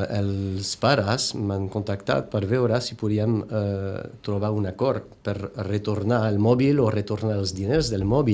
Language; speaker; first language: Catalan; non-native, fluent; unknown